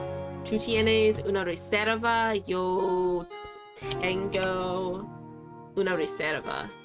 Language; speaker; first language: Spanish; non-native, learner; English